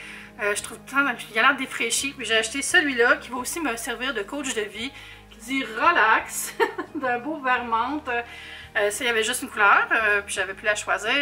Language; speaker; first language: French; native; French